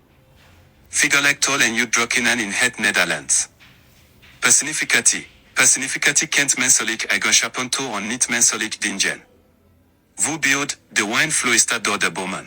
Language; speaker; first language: Dutch; non-native, learner; English